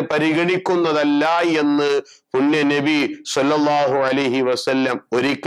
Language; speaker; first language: Malayalam; native; Malayalam